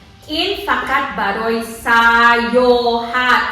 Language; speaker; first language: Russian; non-native, learner; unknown